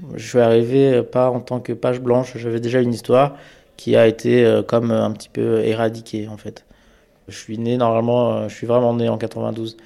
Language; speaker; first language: French; early bilingual, other home language; Amharic